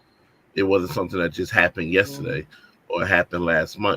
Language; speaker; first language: English; native; English